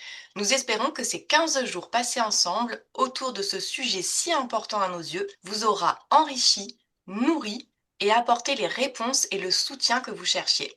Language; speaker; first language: French; native; French